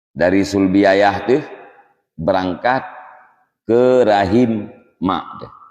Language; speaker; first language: Malay; non-native, local second language; Achinese